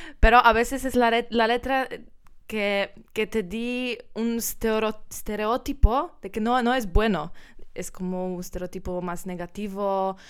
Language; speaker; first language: Spanish; non-native, learner; Polish